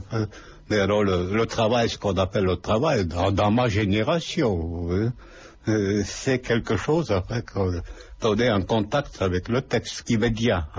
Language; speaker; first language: French; non-native, fluent; Lithuanian